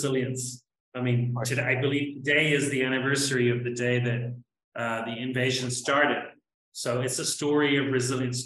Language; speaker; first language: English; native; English